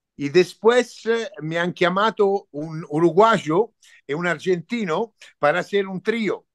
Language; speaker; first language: Spanish; non-native, learner; Italian